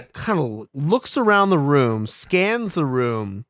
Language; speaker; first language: English; native; English